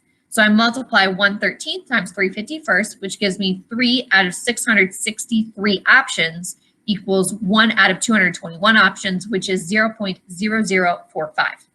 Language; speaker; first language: English; native; English